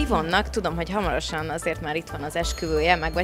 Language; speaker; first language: Hungarian; native; Hungarian